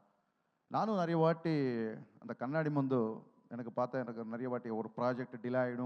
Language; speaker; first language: Tamil; non-native, learner; Telugu